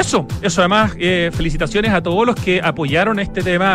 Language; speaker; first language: Spanish; native; Spanish